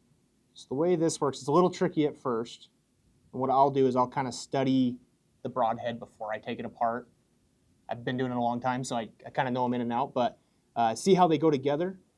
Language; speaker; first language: English; native; English